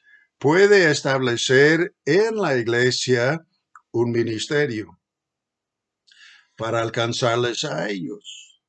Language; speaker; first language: Spanish; non-native, fluent; English